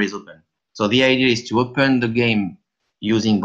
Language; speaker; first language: English; non-native, fluent; French